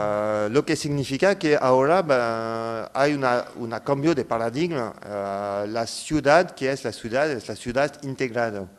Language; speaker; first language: Spanish; non-native, fluent; French